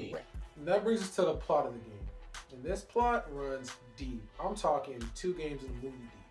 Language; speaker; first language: English; native; English